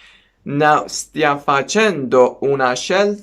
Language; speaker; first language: Italian; non-native, fluent; Persian